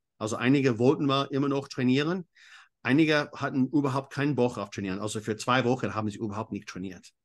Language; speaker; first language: German; non-native, fluent; English